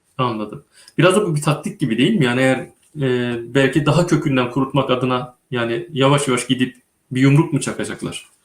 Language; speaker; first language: Turkish; native; Turkish